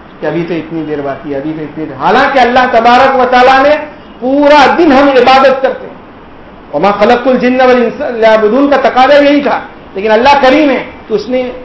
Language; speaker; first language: Urdu; non-native, local second language; Gujarati